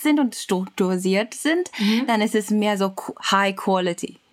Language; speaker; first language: German; non-native, learner; Japanese